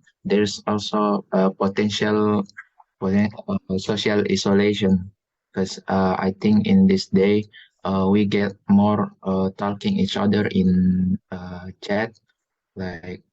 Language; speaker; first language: English; non-native, learner; Indonesian